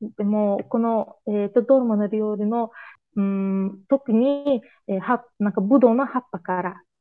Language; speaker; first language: Japanese; non-native, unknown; Azerbaijani